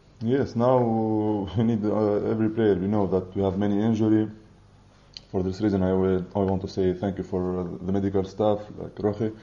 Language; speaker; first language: English; non-native, fluent; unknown